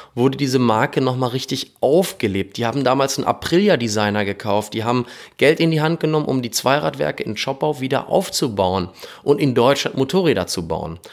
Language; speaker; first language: German; native; German